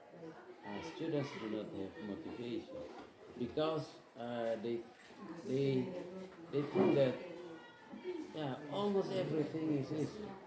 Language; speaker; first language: English; non-native, fluent; Indonesian